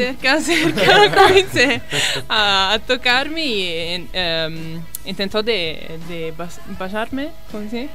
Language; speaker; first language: Spanish; non-native, learner; Italian